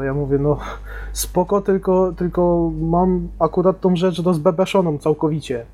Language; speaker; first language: Polish; native; Polish